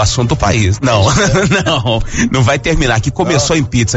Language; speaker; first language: Portuguese; native; Portuguese